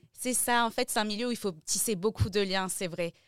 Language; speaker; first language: French; native; French